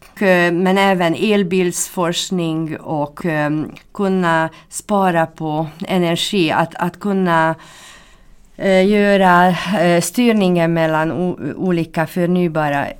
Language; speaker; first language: Swedish; non-native, fluent; Hungarian